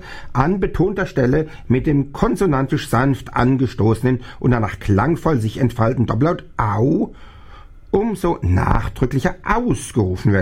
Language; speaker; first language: German; native; German